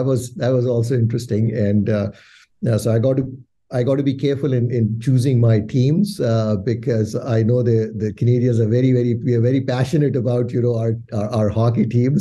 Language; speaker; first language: English; non-native, local second language; Urdu